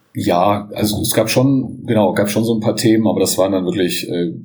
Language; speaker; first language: German; native; German